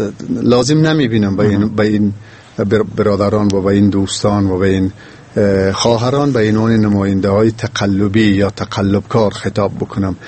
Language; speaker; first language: Persian; native; Persian